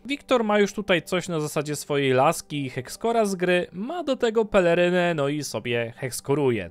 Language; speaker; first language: Polish; native; Polish